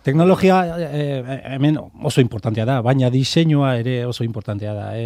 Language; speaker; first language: Basque; non-native, local second language; Spanish